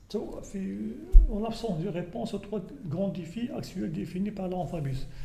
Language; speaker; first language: French; non-native, local second language; Arabic